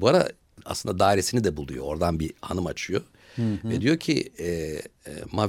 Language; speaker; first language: Turkish; native; Turkish